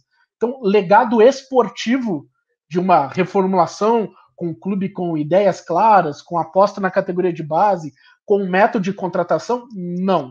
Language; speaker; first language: Portuguese; native; Portuguese